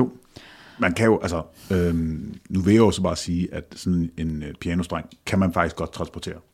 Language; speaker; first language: Danish; native; Danish